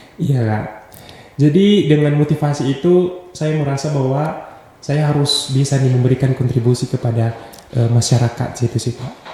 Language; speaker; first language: Indonesian; non-native, local second language; Nias